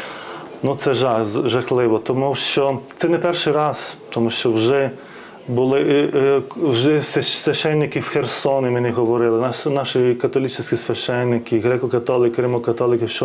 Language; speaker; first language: Ukrainian; non-native, fluent; Lithuanian